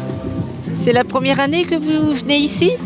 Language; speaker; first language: French; native; French